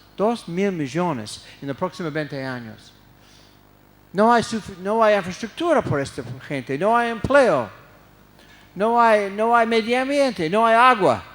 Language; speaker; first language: Spanish; non-native, fluent; English